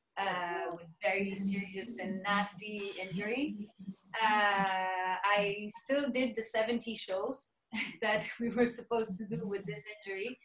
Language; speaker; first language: English; non-native, local second language; French